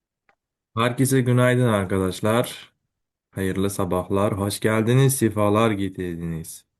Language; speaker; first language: Turkish; non-native, fluent; Uzbek